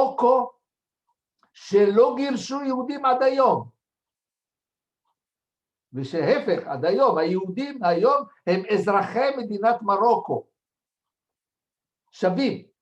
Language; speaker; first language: Hebrew; non-native, fluent; French